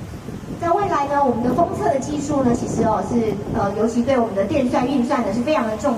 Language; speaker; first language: Chinese; native; Chinese